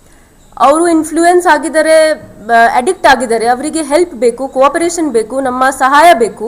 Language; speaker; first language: Kannada; non-native, fluent; Hindi